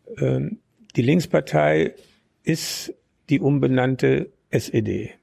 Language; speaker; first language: German; native; German